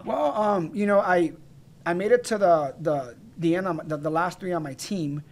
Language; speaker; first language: English; native; English